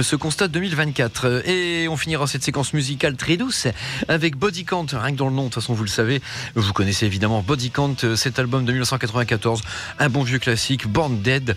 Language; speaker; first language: French; native; French